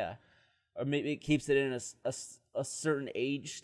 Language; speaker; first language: English; native; English